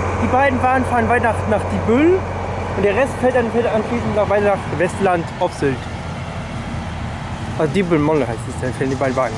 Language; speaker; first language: German; native; German